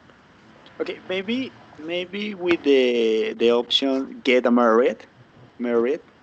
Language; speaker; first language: English; non-native, learner; Spanish